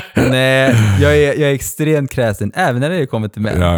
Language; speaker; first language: Swedish; native; Swedish